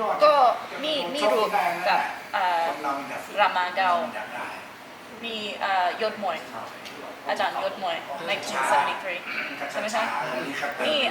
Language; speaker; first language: Thai; non-native, learner; English